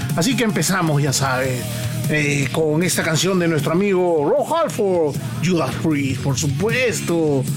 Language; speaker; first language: Spanish; native; Spanish